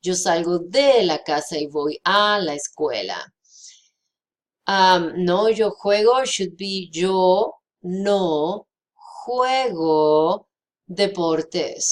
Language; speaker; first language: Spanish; non-native, fluent; English